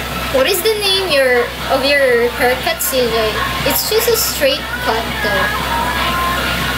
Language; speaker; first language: English; non-native, local second language; Filipino